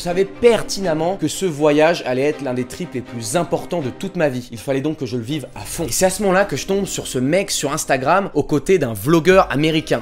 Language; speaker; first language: French; native; French